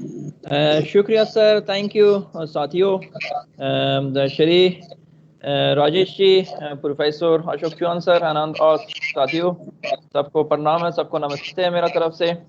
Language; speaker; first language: Hindi; non-native, fluent; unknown